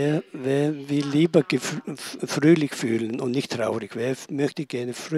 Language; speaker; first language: German; non-native, learner; Tibetan